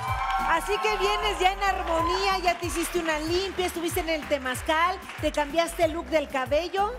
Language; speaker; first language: Spanish; native; Spanish